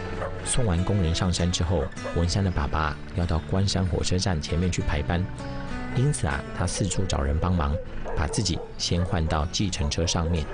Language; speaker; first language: Chinese; native; Chinese